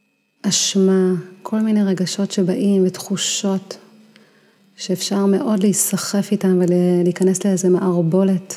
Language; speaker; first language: Hebrew; native; Hebrew